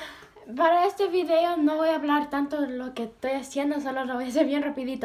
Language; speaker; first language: Spanish; early bilingual, heritage; Spanish